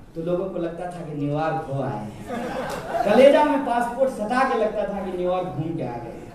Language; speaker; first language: Hindi; native; Hindi